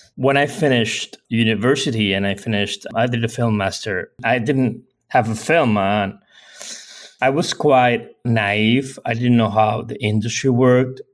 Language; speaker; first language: English; non-native, fluent; Spanish